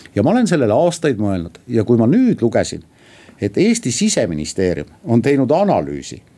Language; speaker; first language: Estonian; native; Estonian